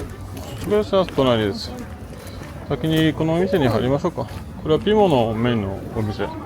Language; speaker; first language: Japanese; non-native, fluent; French